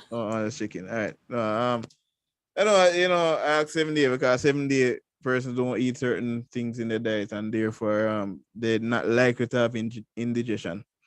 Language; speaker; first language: English; native; English